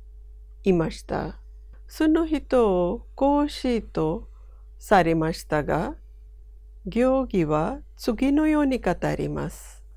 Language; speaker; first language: Japanese; non-native, fluent; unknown